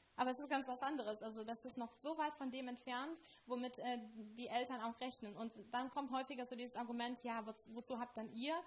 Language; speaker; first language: German; non-native, fluent; Lithuanian